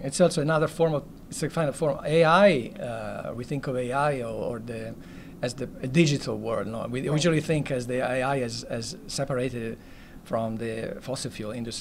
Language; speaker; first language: English; non-native, fluent; Italian